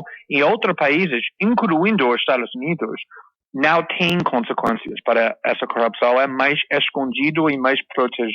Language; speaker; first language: Portuguese; non-native, fluent; English